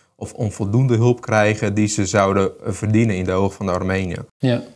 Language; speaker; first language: Dutch; early bilingual, other home language; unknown